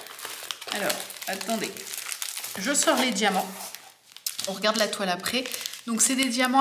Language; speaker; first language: French; native; French